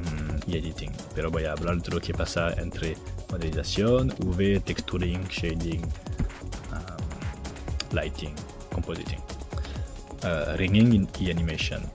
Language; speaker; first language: Spanish; non-native, learner; French